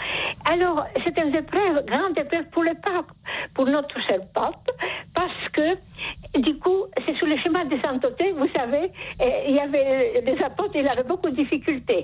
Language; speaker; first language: French; non-native, fluent; Polish